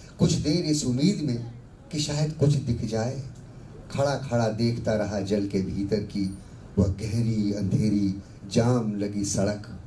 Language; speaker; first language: Hindi; non-native, local second language; Bhojpuri